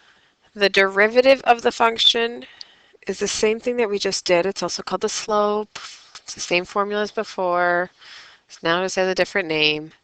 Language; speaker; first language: English; native; English